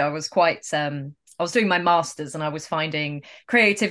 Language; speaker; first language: English; native; English